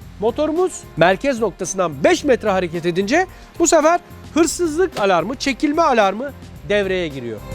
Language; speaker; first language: Turkish; native; Turkish